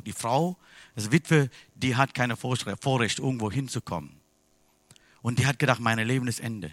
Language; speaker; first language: German; non-native, fluent; Tamil